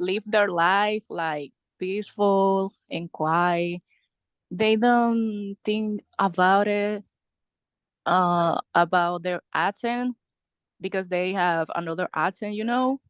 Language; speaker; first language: English; non-native, fluent; Spanish